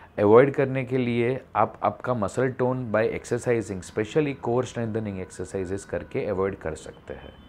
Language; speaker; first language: Hindi; non-native, local second language; Gujarati